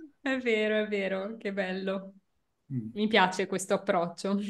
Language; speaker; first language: Italian; native; Italian